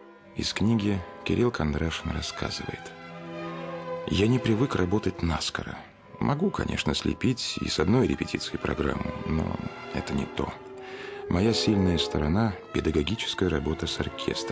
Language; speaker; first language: Russian; native; Russian